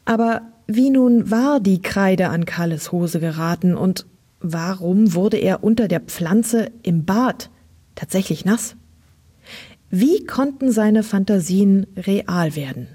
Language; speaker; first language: German; native; German